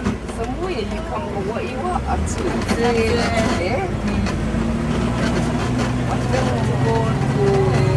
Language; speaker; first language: Japanese; non-native, learner; English